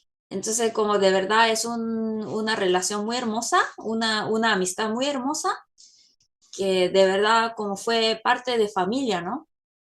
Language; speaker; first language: Spanish; non-native, fluent; Korean